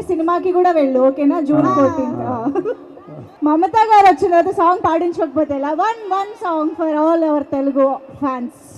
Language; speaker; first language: Telugu; native; Telugu